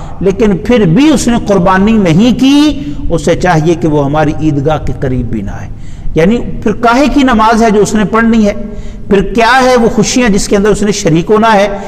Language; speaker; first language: Urdu; non-native, local second language; Punjabi